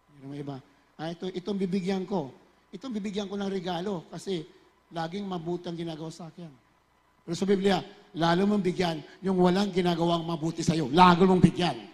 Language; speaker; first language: Filipino; native; Filipino